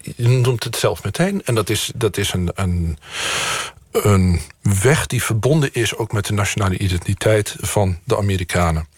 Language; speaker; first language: Dutch; native; Dutch